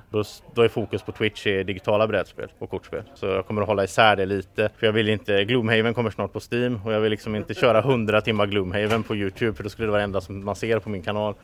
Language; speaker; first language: Swedish; native; Swedish